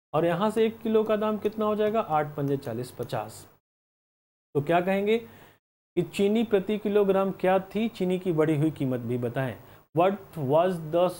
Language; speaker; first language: Hindi; native; Hindi